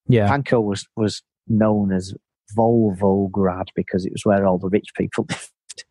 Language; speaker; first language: English; native; English